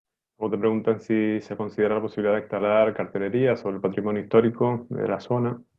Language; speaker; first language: Spanish; native; Spanish